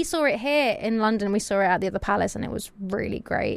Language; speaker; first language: English; native; English